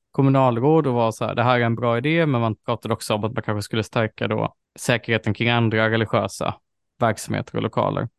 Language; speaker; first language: Swedish; native; Swedish